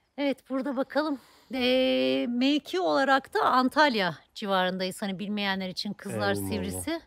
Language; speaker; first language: Turkish; native; Turkish